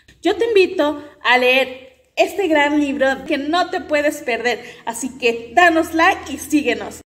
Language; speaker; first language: Spanish; native; Spanish